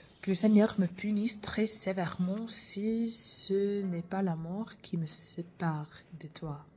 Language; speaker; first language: French; non-native, learner; English